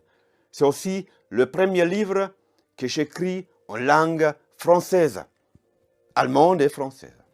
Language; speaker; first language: French; non-native, fluent; German